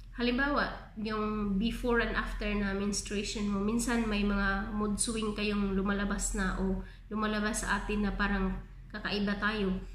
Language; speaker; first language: Filipino; non-native, local second language; Cebuano